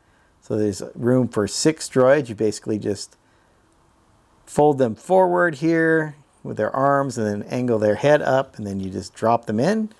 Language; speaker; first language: English; native; English